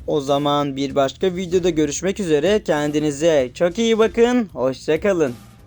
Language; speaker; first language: Turkish; native; Turkish